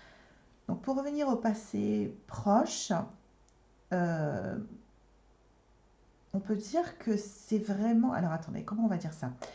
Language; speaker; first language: French; native; French